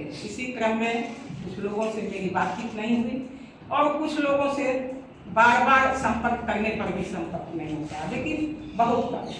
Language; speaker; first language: Hindi; native; Hindi